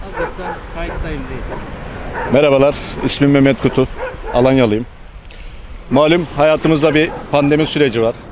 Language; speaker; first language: Turkish; native; Turkish